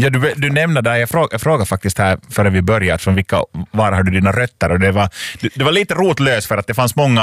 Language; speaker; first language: Swedish; native; Swedish